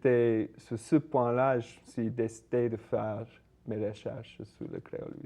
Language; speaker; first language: French; non-native, fluent; English